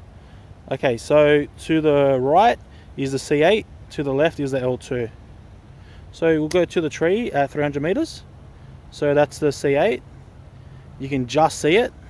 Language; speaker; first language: English; native; English